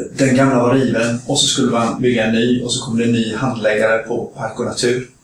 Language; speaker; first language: Swedish; native; Swedish